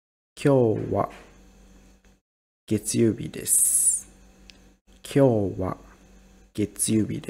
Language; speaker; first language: Japanese; non-native, fluent; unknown